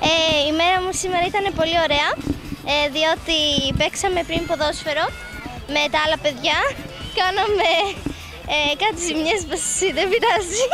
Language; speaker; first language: Greek; early bilingual, other home language; Arabic